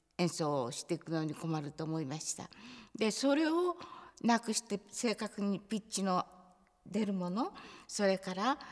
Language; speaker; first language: Japanese; native; Japanese